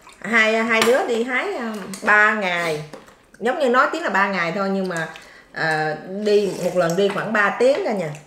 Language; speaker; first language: Vietnamese; native; Vietnamese